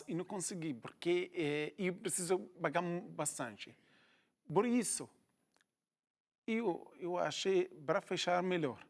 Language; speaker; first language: Portuguese; non-native, learner; Arabic